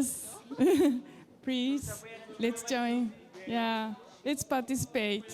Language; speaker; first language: English; non-native, learner; Japanese